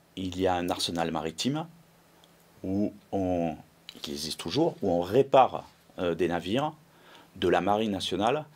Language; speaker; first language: French; native; French